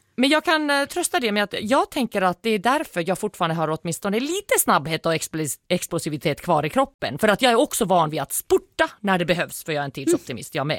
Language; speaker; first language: Swedish; native; Swedish